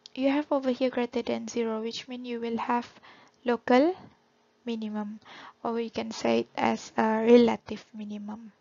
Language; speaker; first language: English; non-native, local second language; Malay